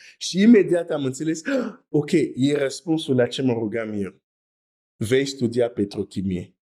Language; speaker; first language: Romanian; non-native, fluent; French